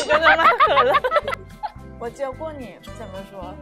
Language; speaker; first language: Chinese; non-native, fluent; Thai